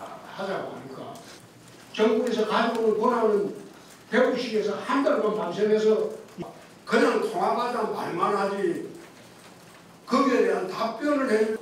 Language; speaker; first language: Korean; native; Korean